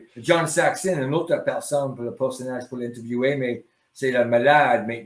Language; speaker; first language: French; non-native, learner; English